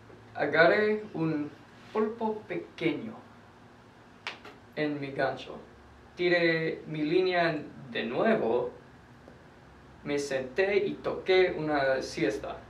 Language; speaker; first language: Spanish; non-native, learner; English